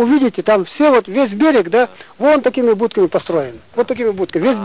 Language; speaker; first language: Russian; non-native, local second language; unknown